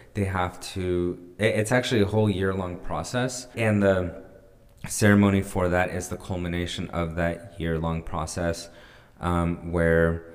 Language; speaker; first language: English; early bilingual, other home language; Spanish